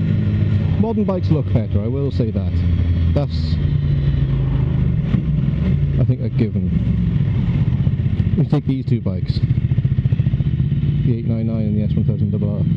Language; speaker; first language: English; native; English